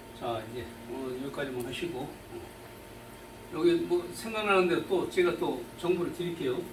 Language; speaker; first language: Korean; native; Korean